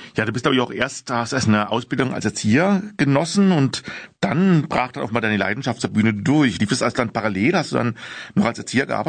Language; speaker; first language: German; native; German